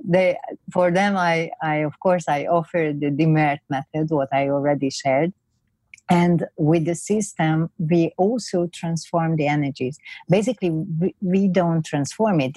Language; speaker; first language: English; non-native, fluent; Hungarian